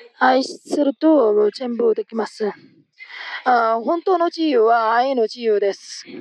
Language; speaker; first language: Japanese; non-native, fluent; Korean